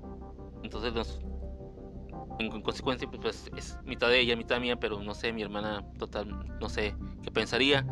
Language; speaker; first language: Spanish; native; Spanish